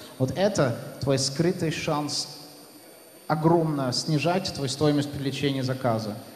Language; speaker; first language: Russian; non-native, fluent; Dutch